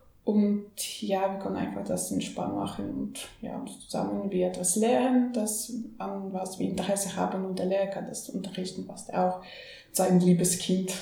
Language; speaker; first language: German; non-native, learner; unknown